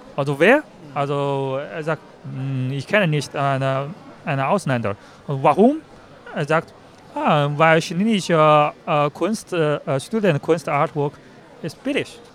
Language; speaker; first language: German; non-native, learner; Chinese